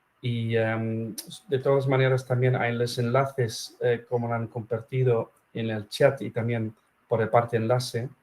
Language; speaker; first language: Spanish; non-native, fluent; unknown